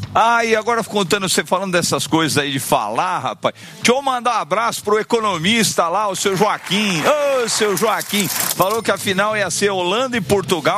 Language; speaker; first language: Portuguese; native; Portuguese